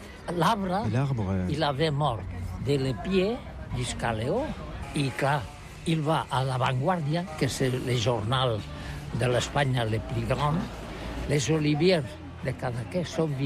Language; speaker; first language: French; non-native, learner; Catalan